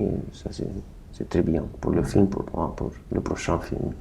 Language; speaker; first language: French; non-native, fluent; Romanian